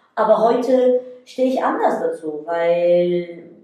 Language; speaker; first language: German; non-native, fluent; Bulgarian